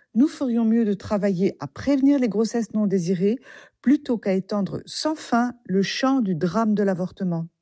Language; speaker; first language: French; native; French